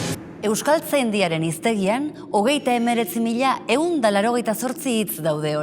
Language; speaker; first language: Basque; native; Basque